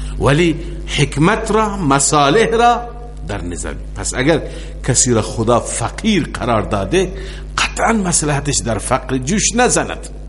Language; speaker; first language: Persian; native; Persian